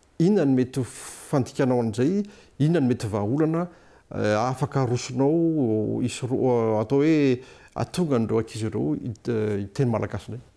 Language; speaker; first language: Malagasy; native; Malagasy